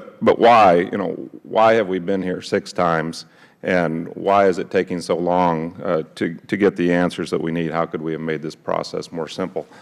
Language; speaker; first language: English; native; English